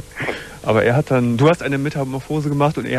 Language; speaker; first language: German; native; German